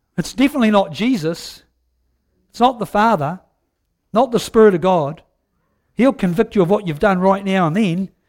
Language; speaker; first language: English; native; English